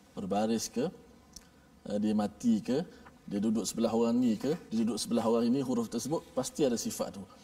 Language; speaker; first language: Malay; native; Malay